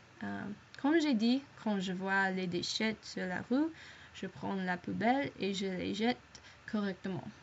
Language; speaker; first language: French; non-native, learner; English